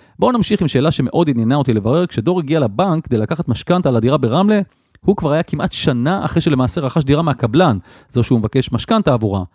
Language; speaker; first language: Hebrew; native; Hebrew